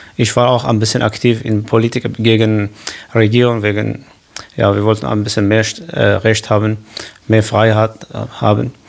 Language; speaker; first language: German; non-native, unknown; Kurdish